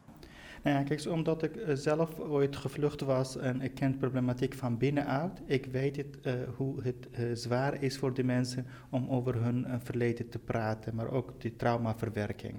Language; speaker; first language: Dutch; non-native, fluent; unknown